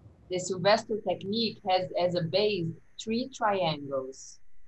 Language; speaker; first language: English; non-native, fluent; Portuguese